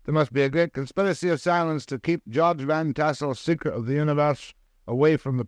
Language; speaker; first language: English; native; English